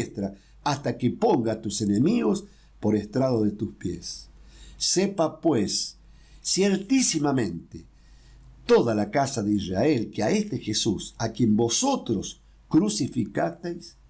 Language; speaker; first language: Spanish; native; Spanish